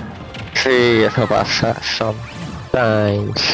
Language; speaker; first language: Spanish; native; Spanish